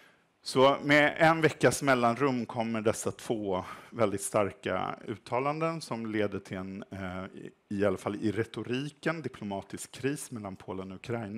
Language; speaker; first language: Swedish; native; Swedish